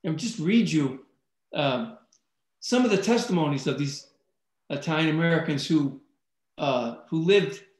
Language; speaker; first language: English; early bilingual, other home language; Italian